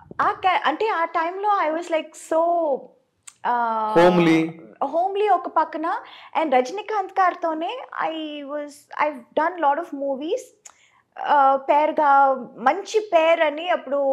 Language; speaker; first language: Telugu; non-native, local second language; Tamil